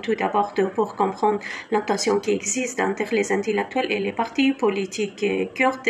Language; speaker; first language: French; non-native, learner; Kurdish